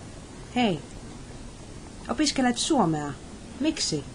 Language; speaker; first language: Finnish; non-native, fluent; Polish